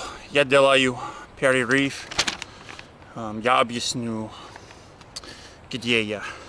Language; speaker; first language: Russian; non-native, learner; English